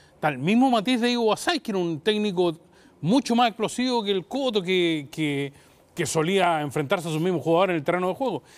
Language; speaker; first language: Spanish; native; Spanish